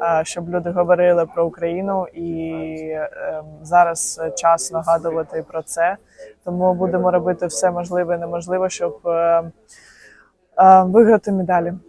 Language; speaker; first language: Ukrainian; non-native, local second language; Russian